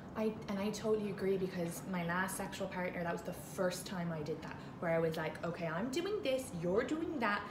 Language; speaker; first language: English; native; English